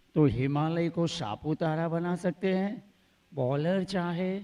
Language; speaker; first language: Hindi; non-native, local second language; Gujarati